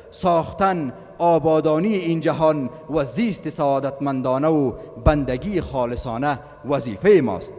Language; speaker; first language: Persian; native; Persian